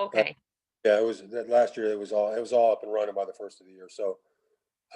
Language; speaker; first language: English; native; English